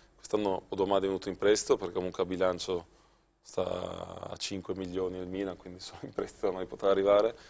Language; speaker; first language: Italian; native; Italian